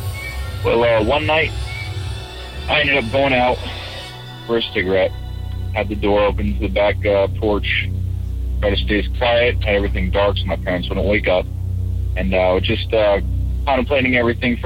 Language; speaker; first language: English; native; English